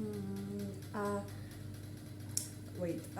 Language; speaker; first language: English; non-native, learner; Indonesian